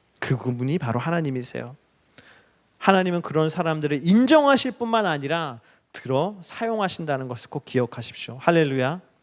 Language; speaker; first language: Korean; native; Korean